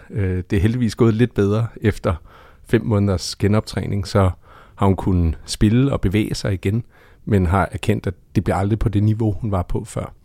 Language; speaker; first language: Danish; native; Danish